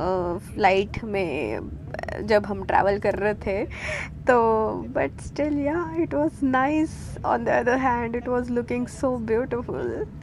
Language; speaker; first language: Hindi; non-native, local second language; Marathi